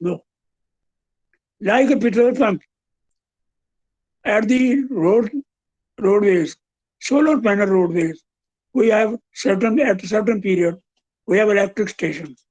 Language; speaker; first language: English; non-native, local second language; Hindi